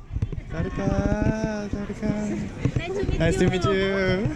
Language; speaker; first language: English; non-native, learner; Korean